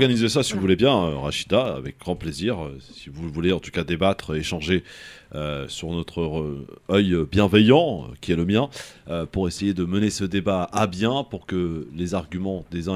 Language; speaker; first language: French; native; French